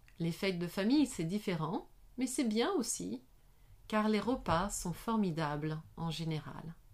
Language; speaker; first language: French; non-native, learner; English